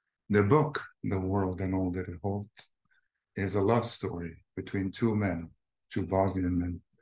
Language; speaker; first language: English; non-native, fluent; Bosnian